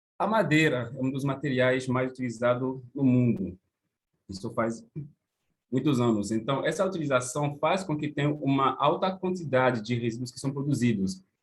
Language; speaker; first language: Portuguese; non-native, fluent; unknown